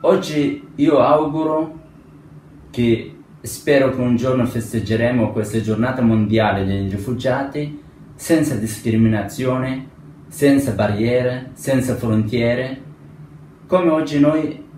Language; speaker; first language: Italian; non-native, fluent; Persian